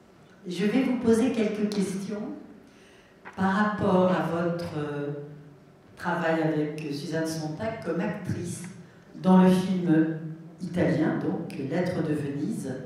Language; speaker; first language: French; native; French